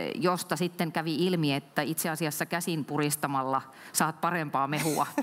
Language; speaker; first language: Finnish; native; Finnish